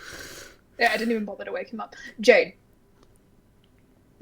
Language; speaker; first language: English; native; English